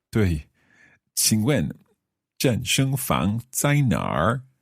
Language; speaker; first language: Chinese; non-native, learner; English